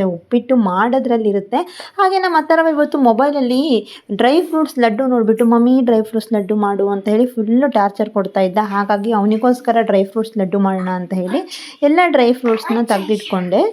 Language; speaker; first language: Kannada; native; Kannada